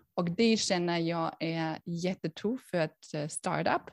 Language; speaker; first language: Swedish; non-native, fluent; German